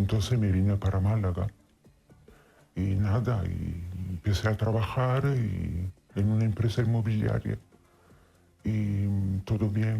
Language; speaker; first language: Spanish; non-native, fluent; Italian